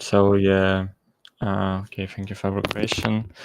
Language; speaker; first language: English; non-native, learner; Russian